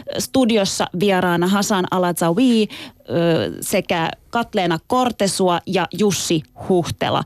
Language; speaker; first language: Finnish; early bilingual, other home language; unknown